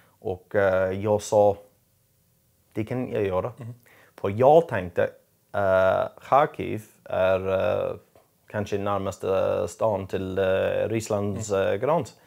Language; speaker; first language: Swedish; non-native, learner; English